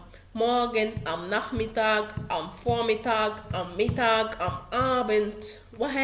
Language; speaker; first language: German; non-native, fluent; Arabic